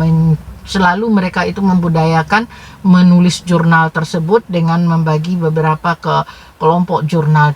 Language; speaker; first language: Indonesian; native; Indonesian